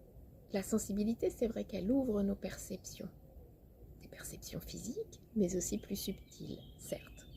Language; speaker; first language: French; native; French